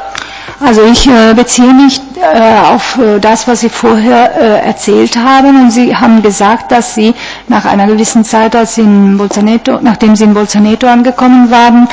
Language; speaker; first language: German; non-native, fluent; Italian